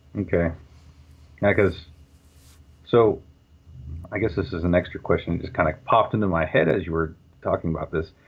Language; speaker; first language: English; native; English